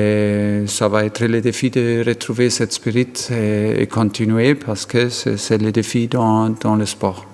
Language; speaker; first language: French; non-native, fluent; German